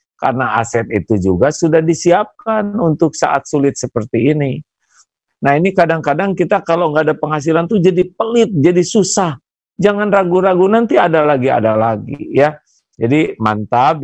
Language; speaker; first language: Indonesian; non-native, local second language; Sundanese